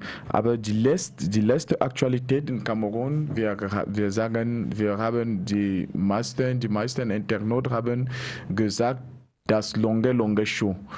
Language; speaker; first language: German; non-native, learner; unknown